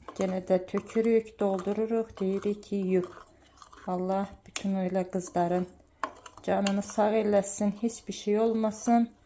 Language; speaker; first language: Azerbaijani; early bilingual, heritage; Azerbaijani